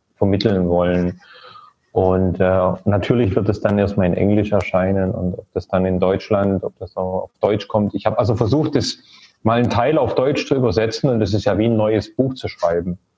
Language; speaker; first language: German; native; German